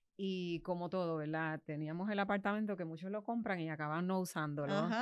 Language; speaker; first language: Spanish; native; Spanish